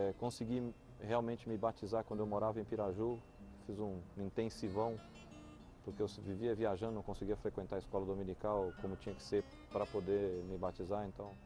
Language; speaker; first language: Portuguese; early bilingual, other home language; Spanish